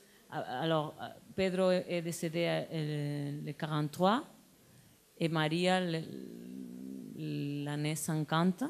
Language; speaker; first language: French; non-native, learner; Spanish